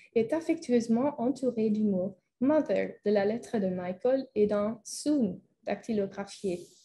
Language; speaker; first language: French; non-native, fluent; Dutch